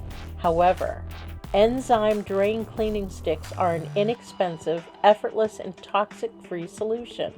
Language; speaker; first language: English; native; English